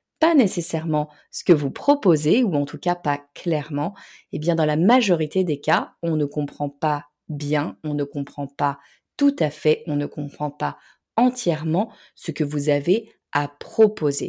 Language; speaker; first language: French; native; French